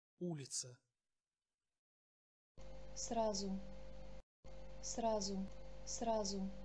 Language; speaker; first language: Russian; non-native, learner; English